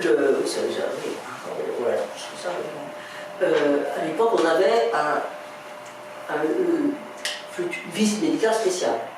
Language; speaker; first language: French; native; French